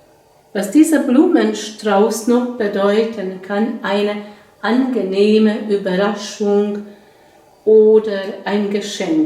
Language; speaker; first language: German; non-native, fluent; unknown